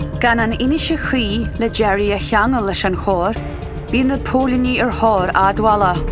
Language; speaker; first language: Irish; native; Irish